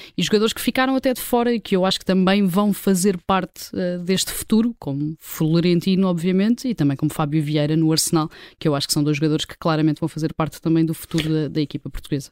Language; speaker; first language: Portuguese; native; Portuguese